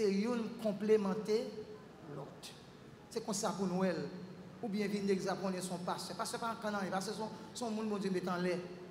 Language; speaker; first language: French; non-native, local second language; Haitian Creole